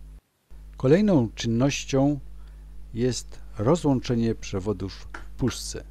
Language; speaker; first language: Polish; native; Polish